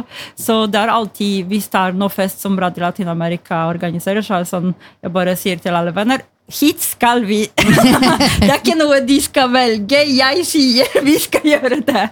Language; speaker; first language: Norwegian; non-native, fluent; Polish